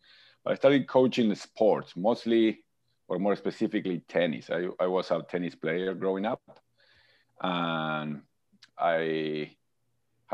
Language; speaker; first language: English; non-native, fluent; Spanish